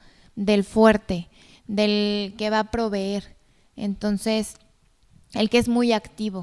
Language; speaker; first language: Spanish; native; Spanish